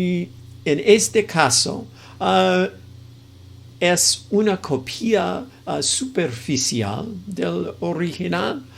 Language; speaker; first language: Spanish; non-native, fluent; English